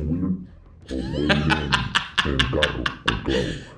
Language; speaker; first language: Spanish; native; Spanish